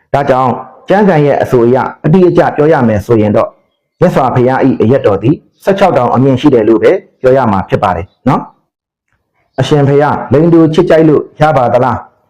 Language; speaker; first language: Burmese; native; Burmese